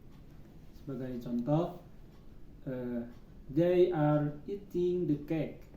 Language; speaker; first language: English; non-native, learner; Sundanese